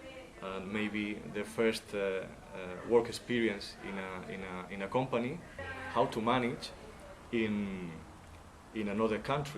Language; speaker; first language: English; non-native, learner; Spanish